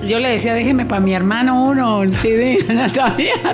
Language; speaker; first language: Spanish; native; Spanish